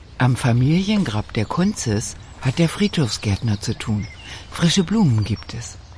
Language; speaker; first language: German; native; German